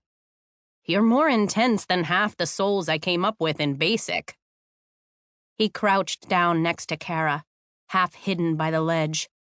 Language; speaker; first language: English; native; English